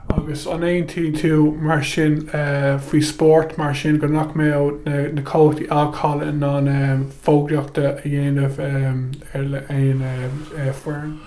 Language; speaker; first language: Irish; non-native, local second language; English